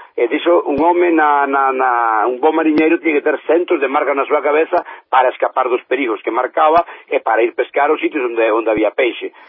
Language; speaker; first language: Galician; native; Galician